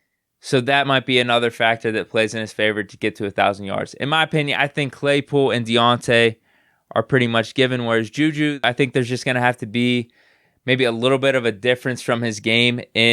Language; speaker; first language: English; native; English